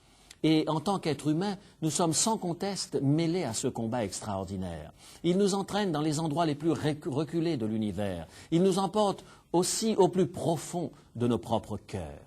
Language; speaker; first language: French; native; French